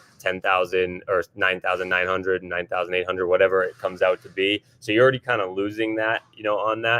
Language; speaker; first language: English; native; English